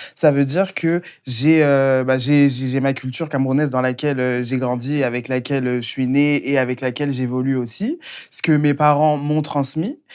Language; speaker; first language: French; native; French